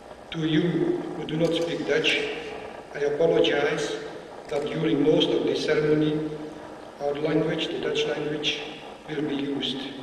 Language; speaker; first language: English; non-native, fluent; Dutch